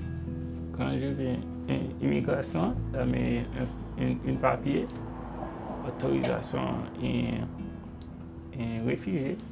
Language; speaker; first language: French; non-native, learner; Haitian Creole